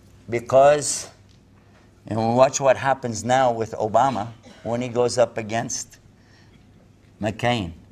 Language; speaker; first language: English; native; English